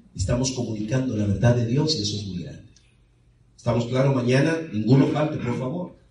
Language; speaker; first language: Spanish; native; Spanish